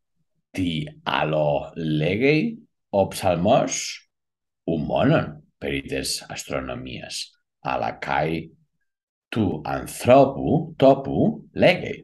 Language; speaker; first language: Greek; non-native, learner; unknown